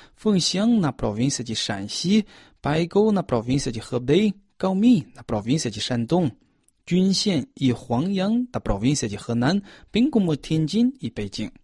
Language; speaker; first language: Portuguese; non-native, fluent; Chinese